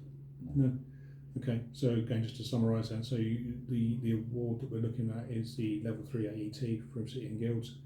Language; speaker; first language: English; native; English